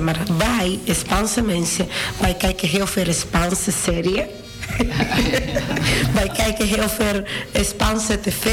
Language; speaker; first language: Dutch; non-native, fluent; Spanish